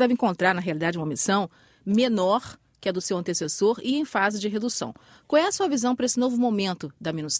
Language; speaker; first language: Portuguese; native; Portuguese